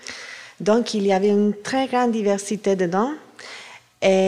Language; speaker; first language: French; non-native, fluent; Spanish